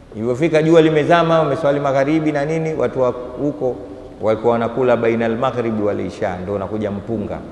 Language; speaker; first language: Swahili; native; Swahili